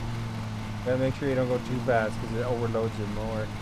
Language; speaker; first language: English; native; English